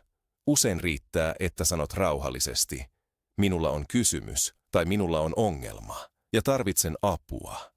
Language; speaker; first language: Finnish; non-native, fluent; Spanish